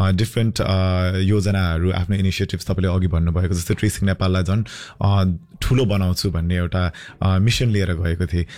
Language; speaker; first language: Nepali; early bilingual, heritage; Nepali